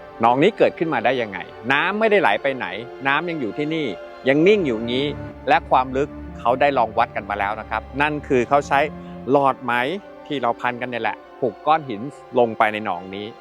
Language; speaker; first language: Thai; native; Thai